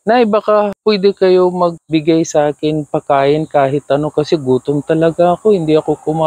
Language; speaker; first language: Filipino; non-native, learner; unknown